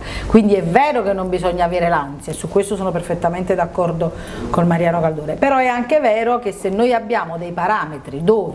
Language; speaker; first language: Italian; native; Italian